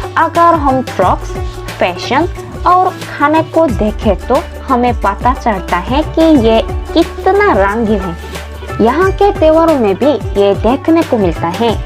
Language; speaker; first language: Hindi; non-native, fluent; Korean